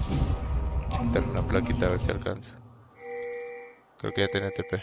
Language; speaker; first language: Spanish; native; Spanish